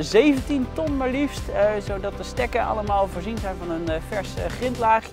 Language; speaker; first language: Dutch; native; Dutch